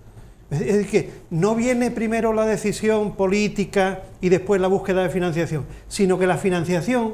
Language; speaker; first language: Spanish; native; Spanish